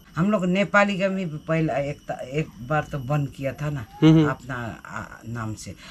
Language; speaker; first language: Hindi; non-native, local second language; Nepali